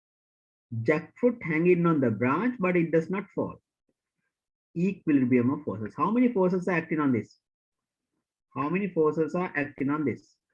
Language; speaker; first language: English; non-native, local second language; Sinhala